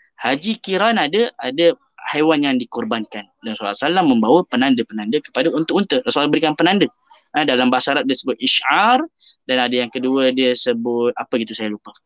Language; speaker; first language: Malay; native; Malay